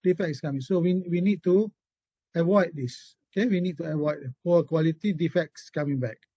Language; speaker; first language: English; non-native, local second language; Malay